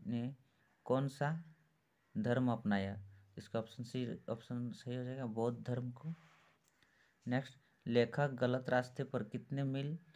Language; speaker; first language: Hindi; native; Hindi